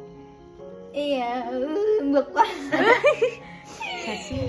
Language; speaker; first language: Chinese; non-native, learner; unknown